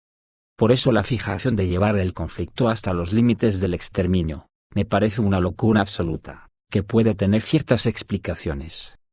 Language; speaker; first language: Spanish; native; Spanish